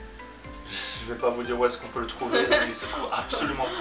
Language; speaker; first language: French; native; French